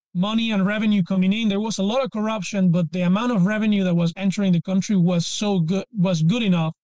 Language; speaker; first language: English; non-native, fluent; Spanish